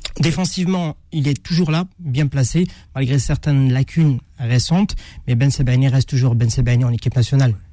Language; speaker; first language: French; non-native, local second language; Arabic